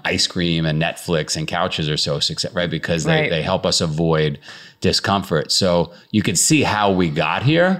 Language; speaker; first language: English; native; English